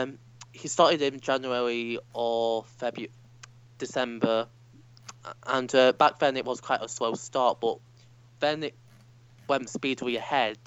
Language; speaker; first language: English; native; English